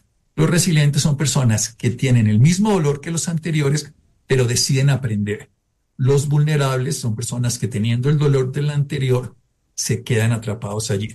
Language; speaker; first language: Spanish; native; Spanish